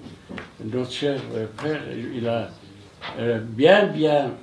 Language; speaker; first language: French; non-native, fluent; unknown